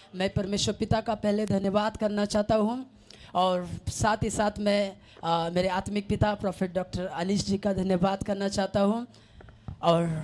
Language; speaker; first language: Hindi; non-native, local second language; Marathi